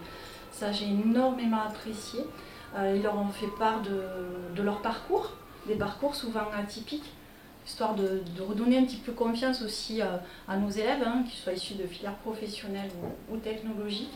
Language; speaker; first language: French; native; French